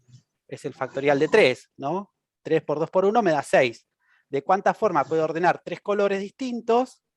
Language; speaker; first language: Spanish; native; Spanish